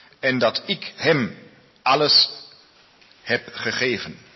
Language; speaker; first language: Dutch; non-native, learner; Spanish